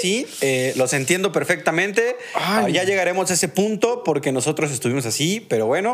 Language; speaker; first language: Spanish; native; Spanish